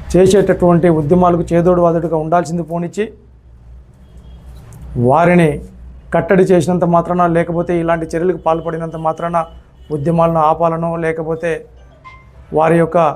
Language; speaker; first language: Telugu; native; Telugu